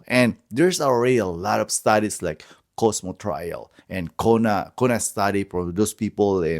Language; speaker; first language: English; non-native, fluent; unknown